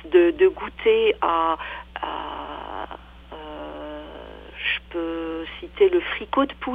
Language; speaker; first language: French; non-native, local second language; Arabic